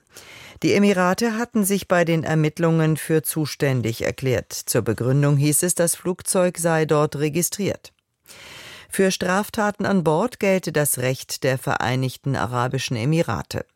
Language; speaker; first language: German; native; German